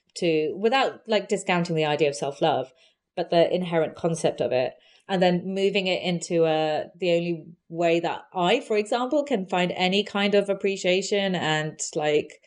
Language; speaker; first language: English; native; English